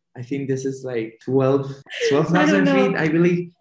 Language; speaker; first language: English; non-native, fluent; Spanish